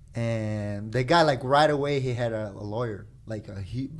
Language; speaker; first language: English; non-native, fluent; Portuguese